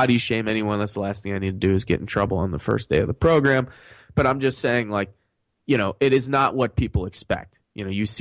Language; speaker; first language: English; native; English